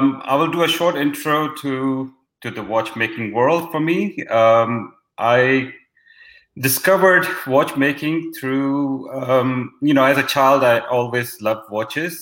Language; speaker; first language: English; non-native, local second language; Hindi